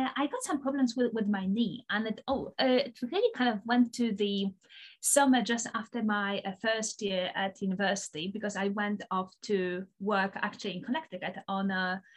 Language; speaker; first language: English; non-native, fluent; Polish